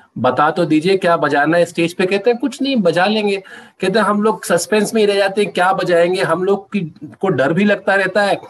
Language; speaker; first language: Hindi; native; Hindi